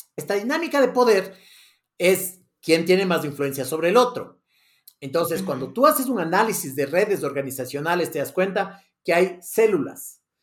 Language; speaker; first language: Spanish; native; Spanish